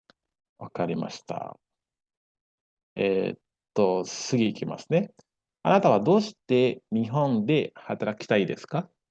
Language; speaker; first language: Japanese; non-native, fluent; Indonesian